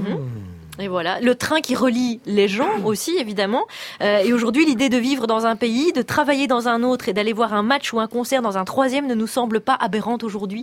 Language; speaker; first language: French; native; French